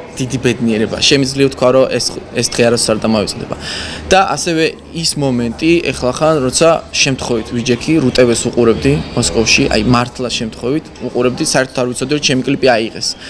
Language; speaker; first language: Georgian; native; Georgian